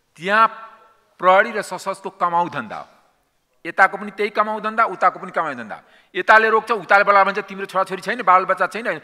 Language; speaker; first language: Nepali; non-native, local second language; Maithili